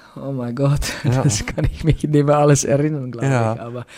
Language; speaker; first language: German; non-native, fluent; Czech